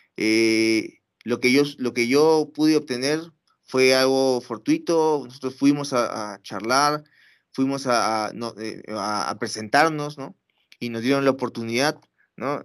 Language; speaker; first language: Spanish; native; Spanish